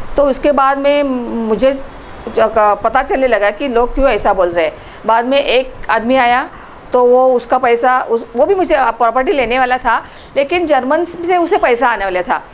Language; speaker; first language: Hindi; non-native, local second language; Marathi